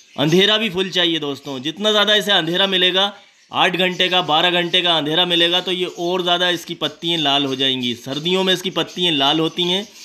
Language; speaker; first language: Hindi; native; Hindi